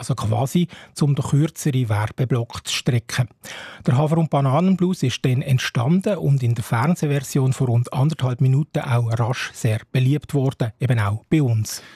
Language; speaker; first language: German; native; German